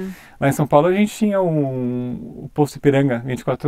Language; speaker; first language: Portuguese; native; Portuguese